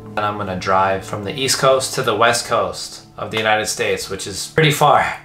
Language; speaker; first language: English; native; English